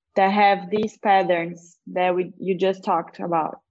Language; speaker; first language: English; non-native, fluent; Portuguese